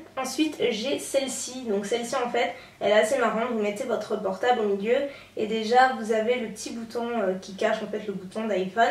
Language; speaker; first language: French; native; French